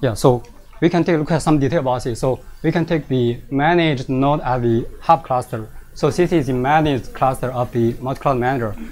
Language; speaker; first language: English; non-native, fluent; Chinese